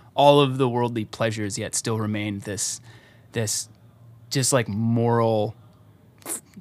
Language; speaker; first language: English; native; English